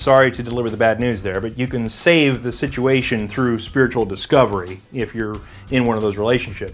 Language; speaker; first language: English; native; English